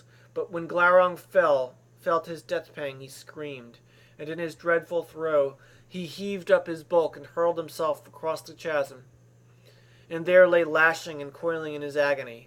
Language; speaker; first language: English; native; English